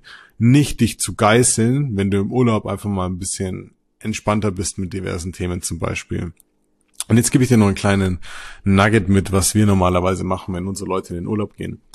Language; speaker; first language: German; native; German